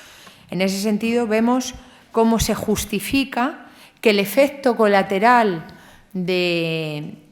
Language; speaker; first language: Spanish; native; Spanish